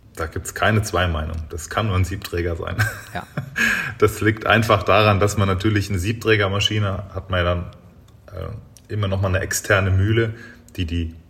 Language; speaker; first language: German; native; German